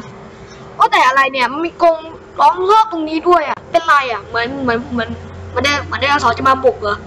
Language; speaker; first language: Thai; native; Thai